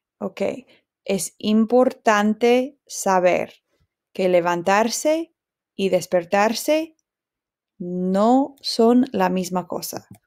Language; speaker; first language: Spanish; non-native, fluent; English